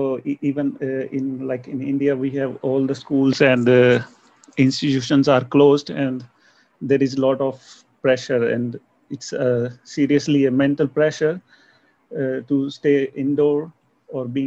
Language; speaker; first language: English; non-native, local second language; Punjabi